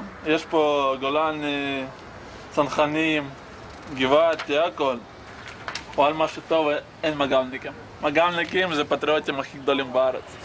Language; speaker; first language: Hebrew; native; Hebrew